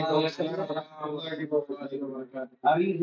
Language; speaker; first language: Arabic; non-native, learner; Urdu